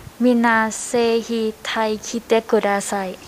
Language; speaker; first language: Japanese; non-native, learner; Thai